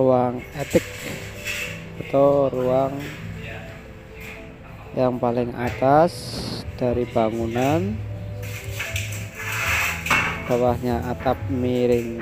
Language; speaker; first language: Indonesian; native; Indonesian